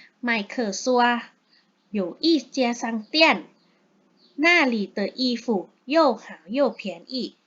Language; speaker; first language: Chinese; non-native, learner; Thai